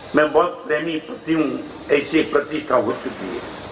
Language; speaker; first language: Hindi; non-native, local second language; Gujarati